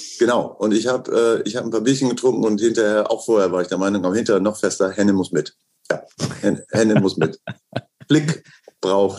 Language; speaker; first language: German; native; German